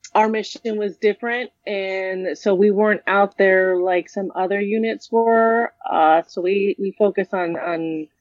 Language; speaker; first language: English; native; English